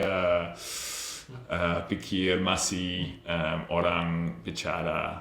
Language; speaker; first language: Indonesian; non-native, learner; English